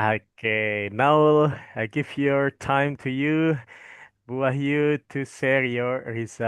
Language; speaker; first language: English; non-native, fluent; Indonesian